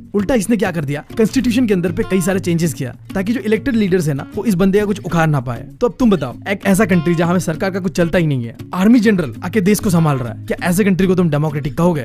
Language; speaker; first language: Hindi; non-native, local second language; Bangla